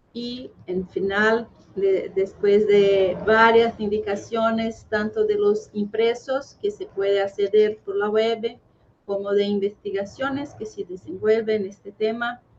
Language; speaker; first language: Spanish; non-native, fluent; Portuguese